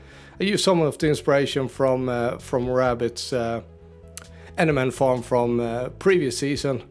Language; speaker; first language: English; native; English